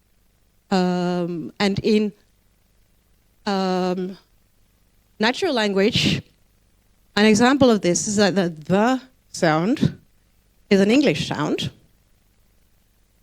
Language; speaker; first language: English; non-native, fluent; Dutch